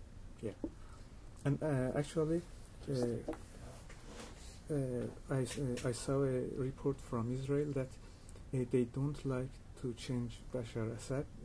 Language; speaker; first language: English; non-native, learner; Persian